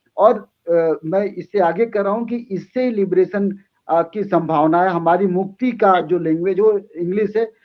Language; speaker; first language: Hindi; native; Hindi